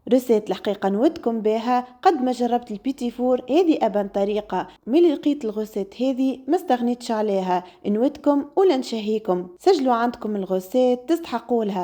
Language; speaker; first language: Arabic; native; Arabic